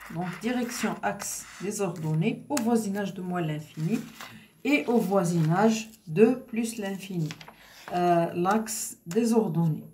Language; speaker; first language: French; non-native, local second language; Arabic